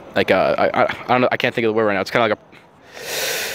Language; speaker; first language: English; native; English